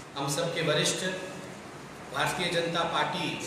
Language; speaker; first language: Hindi; non-native, local second language; Odia